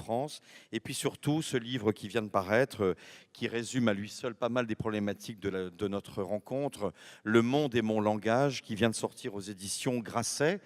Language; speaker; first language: French; native; French